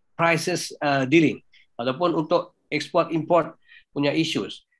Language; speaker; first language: Indonesian; early bilingual, heritage; Thai